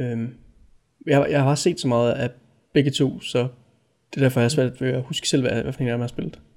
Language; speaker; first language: Danish; native; Danish